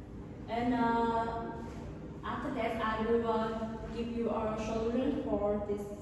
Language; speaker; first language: English; non-native, learner; Vietnamese